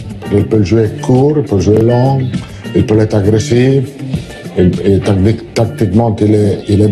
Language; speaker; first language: French; non-native, learner; Italian